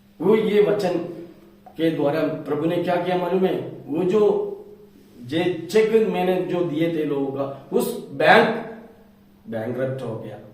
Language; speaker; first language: Hindi; non-native, local second language; Malayalam